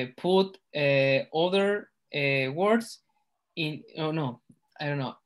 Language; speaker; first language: English; non-native, learner; Spanish